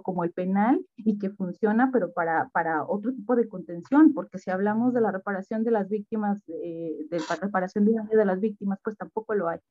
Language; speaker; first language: Spanish; native; Spanish